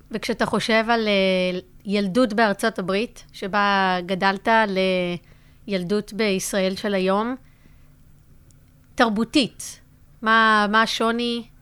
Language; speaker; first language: Hebrew; native; Hebrew